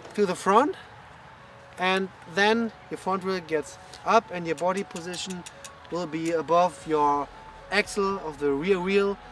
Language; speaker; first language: English; non-native, fluent; German